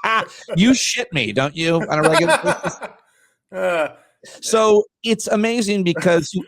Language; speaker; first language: English; native; English